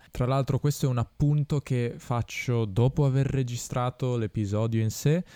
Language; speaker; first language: Italian; native; Italian